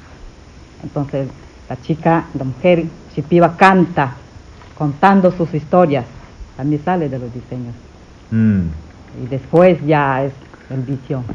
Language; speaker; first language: Spanish; non-native, local second language; Shipibo-Conibo